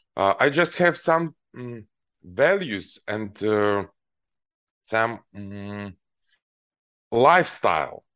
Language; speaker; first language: English; non-native, fluent; Russian